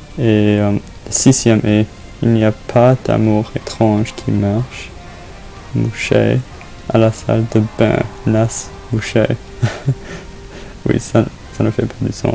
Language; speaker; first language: French; non-native, learner; English